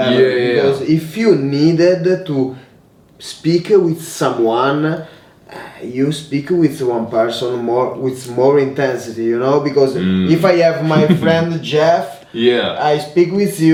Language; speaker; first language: English; non-native, learner; Italian